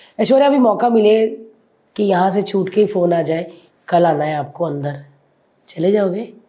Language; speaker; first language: Hindi; native; Hindi